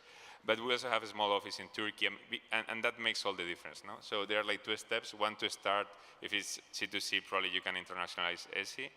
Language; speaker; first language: English; non-native, fluent; Spanish